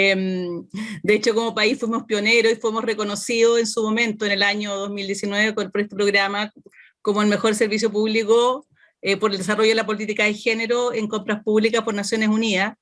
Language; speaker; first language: Spanish; native; Spanish